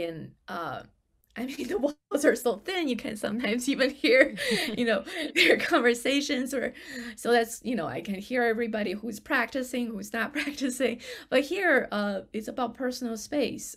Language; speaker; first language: English; non-native, fluent; Chinese